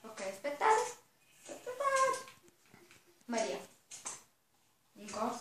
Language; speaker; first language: Italian; native; Italian